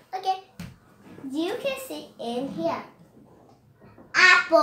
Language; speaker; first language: English; non-native, learner; Vietnamese